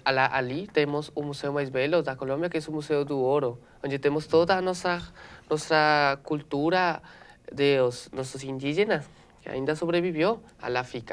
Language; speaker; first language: Portuguese; non-native, learner; Spanish